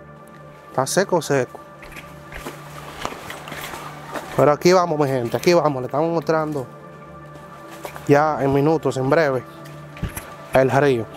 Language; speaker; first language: Spanish; native; Spanish